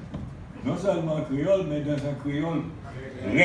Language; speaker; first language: French; non-native, local second language; Haitian Creole